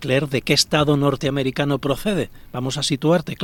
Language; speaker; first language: Spanish; native; Spanish